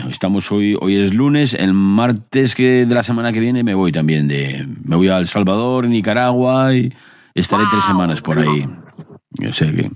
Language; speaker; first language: Spanish; native; Spanish